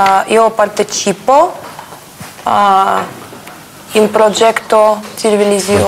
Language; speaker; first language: Italian; non-native, learner; Russian